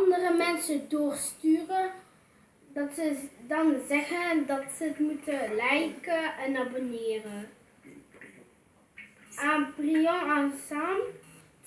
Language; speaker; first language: Dutch; early bilingual, other home language; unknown